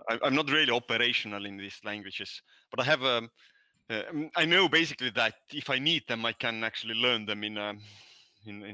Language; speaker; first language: English; non-native, fluent; Estonian